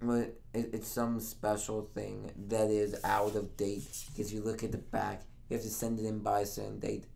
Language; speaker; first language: English; native; English